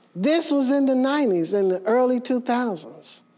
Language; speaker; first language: English; native; English